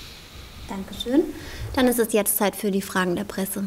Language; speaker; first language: German; native; German